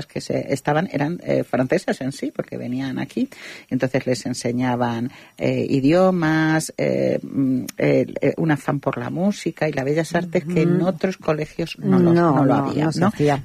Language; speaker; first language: Spanish; native; Spanish